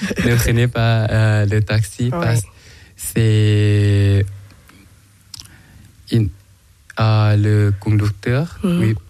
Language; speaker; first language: French; non-native, learner; Thai